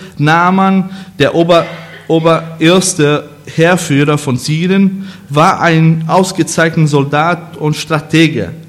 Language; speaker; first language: German; non-native, learner; Portuguese